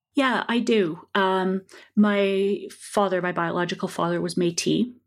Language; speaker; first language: English; native; English